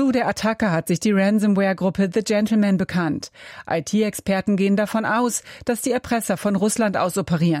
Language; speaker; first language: German; native; German